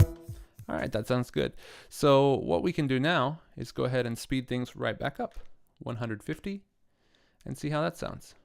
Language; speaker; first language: English; native; English